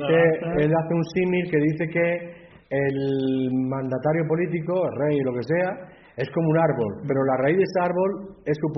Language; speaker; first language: Spanish; native; Spanish